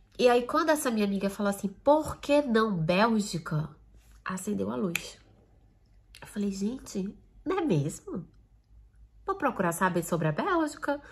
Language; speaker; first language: Portuguese; native; Portuguese